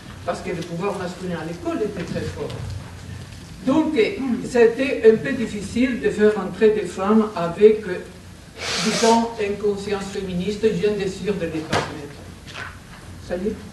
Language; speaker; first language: French; non-native, fluent; Spanish